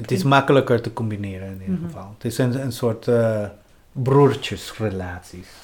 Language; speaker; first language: Dutch; non-native, fluent; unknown